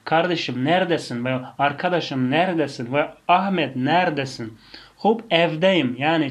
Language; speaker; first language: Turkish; non-native, fluent; Tajik